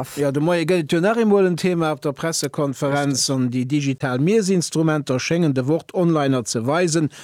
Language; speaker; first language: Luxembourgish; native; Luxembourgish